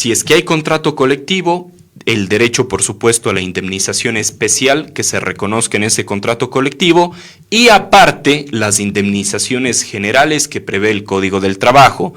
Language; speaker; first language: Spanish; native; Spanish